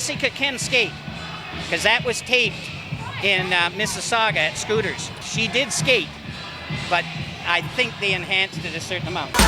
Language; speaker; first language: English; native; English